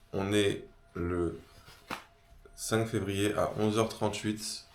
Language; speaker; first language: French; native; French